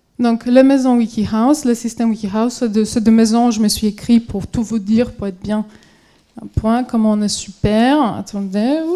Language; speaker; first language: French; non-native, fluent; Polish